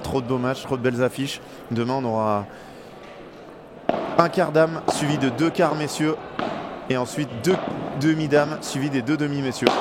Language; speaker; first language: French; native; French